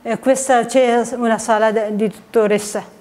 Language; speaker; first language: Italian; non-native, fluent; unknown